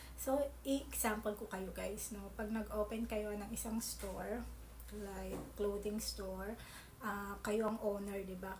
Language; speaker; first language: Filipino; native; Filipino